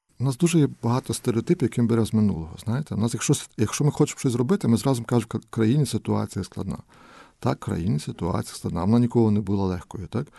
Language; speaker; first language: Ukrainian; native; Ukrainian